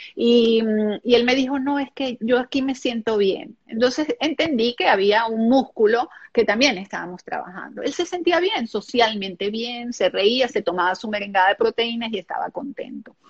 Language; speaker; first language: Spanish; non-native, local second language; German